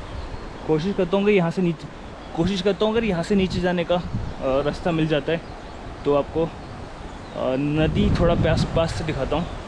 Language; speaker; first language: Hindi; native; Hindi